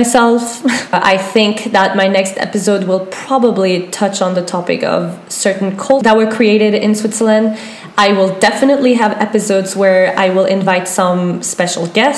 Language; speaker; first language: English; non-native, fluent; French